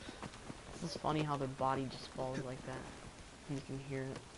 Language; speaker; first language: English; native; English